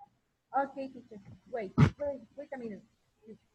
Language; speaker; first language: English; non-native, learner; Spanish